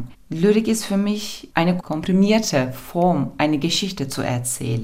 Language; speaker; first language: German; non-native, fluent; Turkish